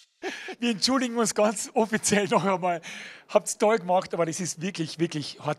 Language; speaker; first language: German; native; German